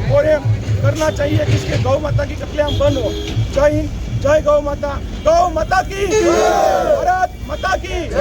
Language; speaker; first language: Hindi; non-native, local second language; Gujarati